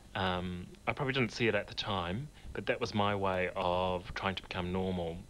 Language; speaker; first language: English; native; English